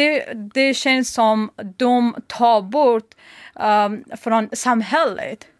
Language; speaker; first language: Swedish; non-native, learner; Persian